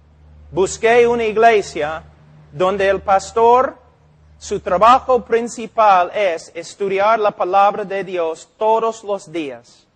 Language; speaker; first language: Spanish; non-native, fluent; English